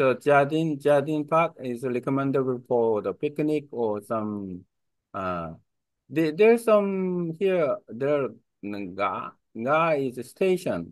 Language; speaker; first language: English; non-native, learner; Korean